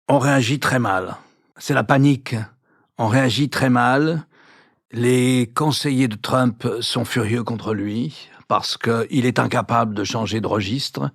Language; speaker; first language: French; native; French